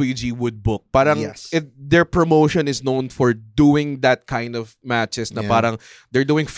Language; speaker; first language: English; non-native, local second language; Filipino